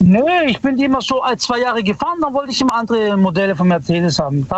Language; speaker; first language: German; early bilingual, other home language; Italian